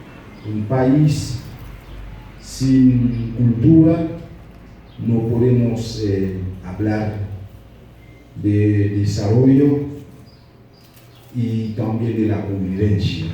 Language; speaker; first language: Spanish; non-native, fluent; Haitian Creole